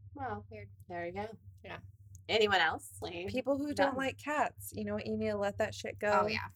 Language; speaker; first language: English; native; English